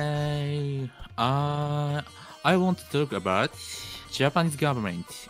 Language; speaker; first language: English; non-native, learner; Japanese